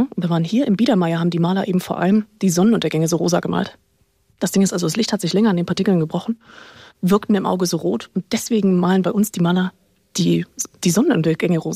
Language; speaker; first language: German; native; German